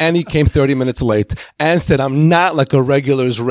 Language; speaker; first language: English; non-native, fluent; Hebrew